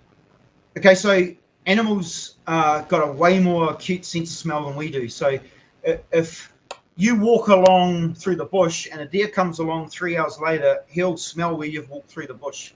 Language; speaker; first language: English; native; English